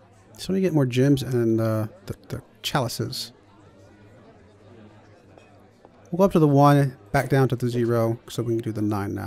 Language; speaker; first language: English; native; English